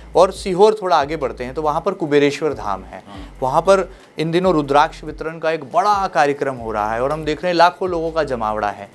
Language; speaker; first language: Hindi; native; Hindi